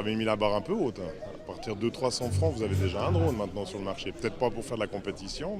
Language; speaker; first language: French; native; French